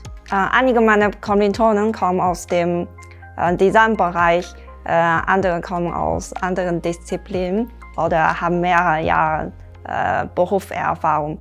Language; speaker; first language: German; non-native, fluent; Chinese